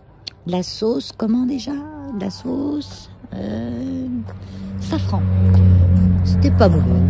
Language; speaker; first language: French; native; French